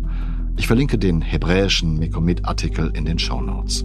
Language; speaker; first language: German; native; German